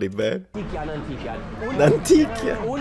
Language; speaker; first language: Italian; native; Italian